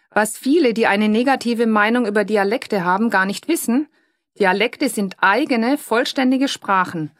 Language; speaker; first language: German; native; German